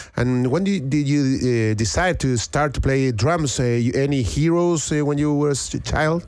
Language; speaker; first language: English; non-native, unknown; Spanish